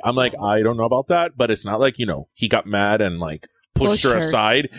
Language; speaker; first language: English; early bilingual, other home language; Spanish